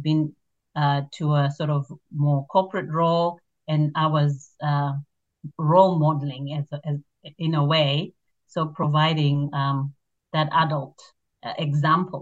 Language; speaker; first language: English; non-native, local second language; Shona